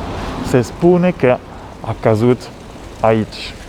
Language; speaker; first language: Romanian; non-native, learner; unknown